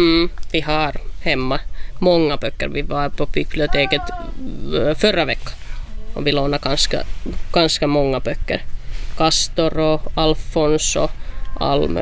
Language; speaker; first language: Swedish; non-native, local second language; Finnish